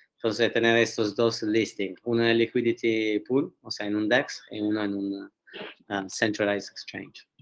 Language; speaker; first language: Spanish; non-native, fluent; Italian